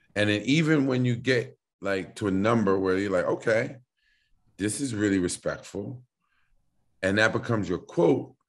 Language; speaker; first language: English; native; English